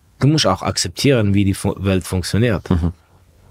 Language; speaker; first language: German; non-native, fluent; Estonian